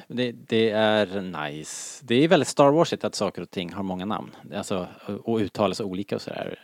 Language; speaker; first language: Swedish; native; Swedish